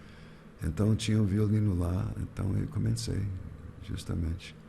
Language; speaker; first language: Portuguese; non-native, fluent; English